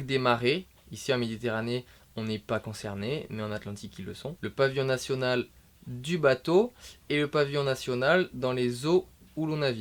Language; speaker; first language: French; native; French